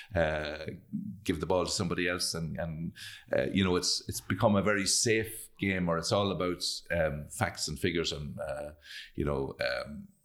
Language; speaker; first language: English; native; English